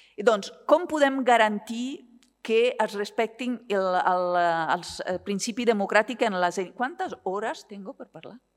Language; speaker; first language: Catalan; non-native, fluent; Italian